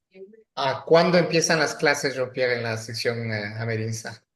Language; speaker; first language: Spanish; non-native, fluent; French